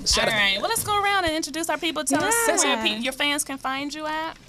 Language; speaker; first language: English; native; English